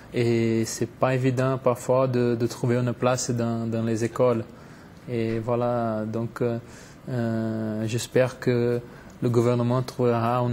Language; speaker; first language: French; non-native, fluent; Portuguese